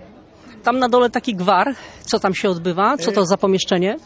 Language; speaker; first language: Polish; native; Polish